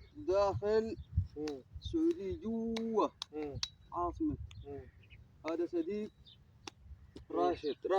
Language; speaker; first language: Arabic; non-native, learner; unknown